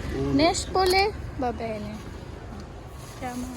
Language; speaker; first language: Italian; non-native, learner; Filipino